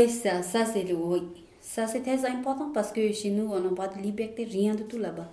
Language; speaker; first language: French; non-native, learner; Tibetan